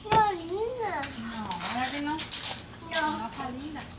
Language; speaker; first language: Spanish; native; Spanish